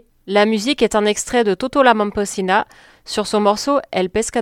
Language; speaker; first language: French; native; French